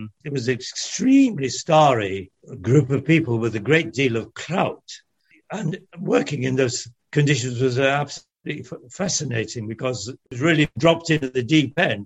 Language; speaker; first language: English; early bilingual, other home language; French